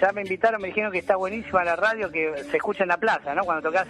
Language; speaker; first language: Spanish; native; Spanish